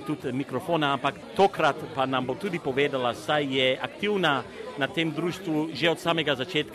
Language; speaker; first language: Slovenian; native; Slovenian